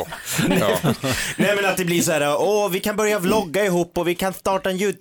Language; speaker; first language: Swedish; native; Swedish